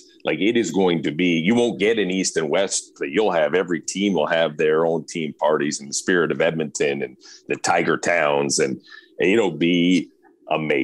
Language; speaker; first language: English; native; English